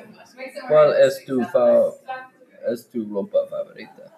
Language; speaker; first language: Spanish; non-native, learner; English